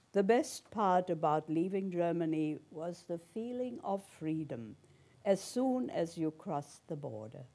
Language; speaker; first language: English; early bilingual, other home language; German